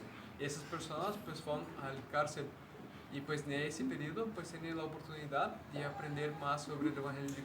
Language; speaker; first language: Spanish; native; Spanish